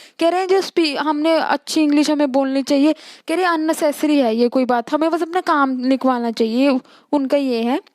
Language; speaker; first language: Hindi; native; Hindi